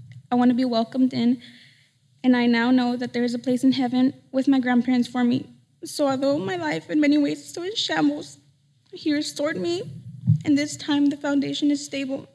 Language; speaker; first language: English; early bilingual, other home language; Spanish